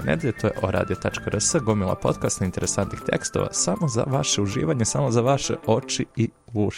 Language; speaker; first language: Serbian; native; Serbian